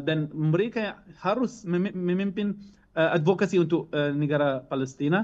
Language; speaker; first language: Indonesian; non-native, fluent; Arabic